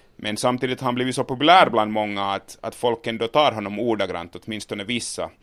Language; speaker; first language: Swedish; native; Swedish